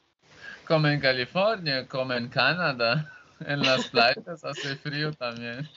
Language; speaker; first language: Spanish; non-native, learner; Portuguese